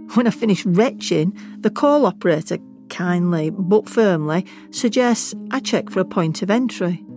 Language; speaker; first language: English; native; English